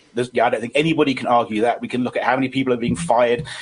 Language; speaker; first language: English; native; English